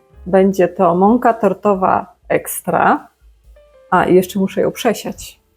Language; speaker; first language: Polish; native; Polish